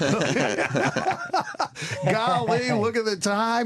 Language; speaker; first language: English; native; English